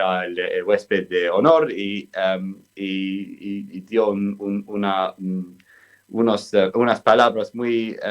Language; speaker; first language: Spanish; non-native, fluent; English